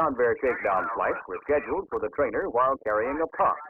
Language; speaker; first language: English; native; English